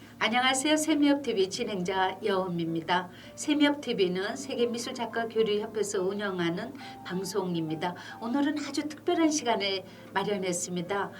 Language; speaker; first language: Korean; native; Korean